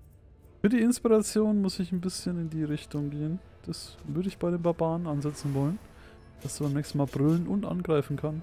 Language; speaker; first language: German; native; German